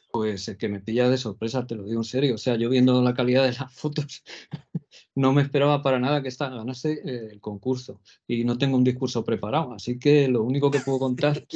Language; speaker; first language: Spanish; native; Spanish